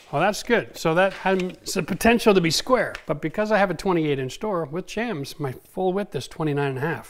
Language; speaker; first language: English; native; English